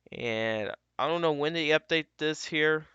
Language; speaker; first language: English; native; English